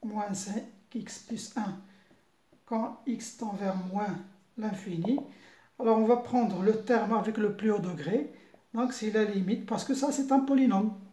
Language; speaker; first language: French; non-native, local second language; Arabic